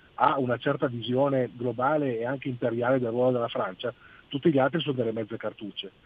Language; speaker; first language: Italian; non-native, fluent; Arabic